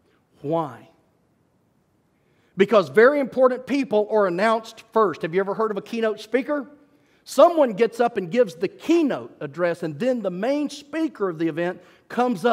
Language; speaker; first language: English; native; English